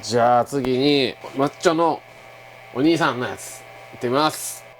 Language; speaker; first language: Japanese; native; Japanese